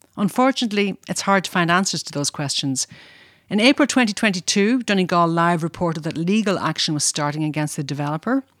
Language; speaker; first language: English; native; English